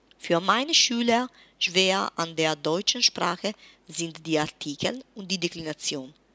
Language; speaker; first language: German; non-native, fluent; Italian